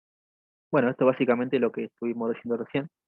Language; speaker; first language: Spanish; native; Spanish